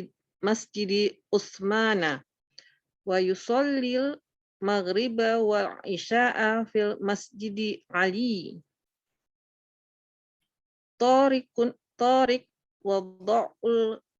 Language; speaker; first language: Arabic; non-native, learner; Indonesian